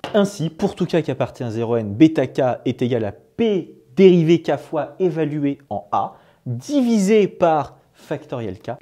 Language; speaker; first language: French; native; French